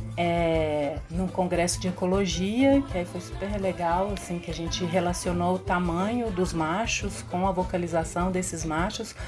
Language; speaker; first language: Portuguese; native; Portuguese